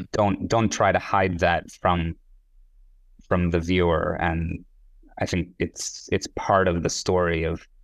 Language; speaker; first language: English; non-native, fluent; Hebrew